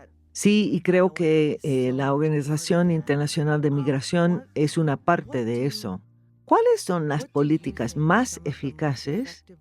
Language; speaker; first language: Spanish; non-native, fluent; English